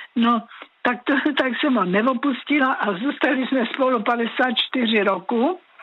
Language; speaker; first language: Czech; native; Czech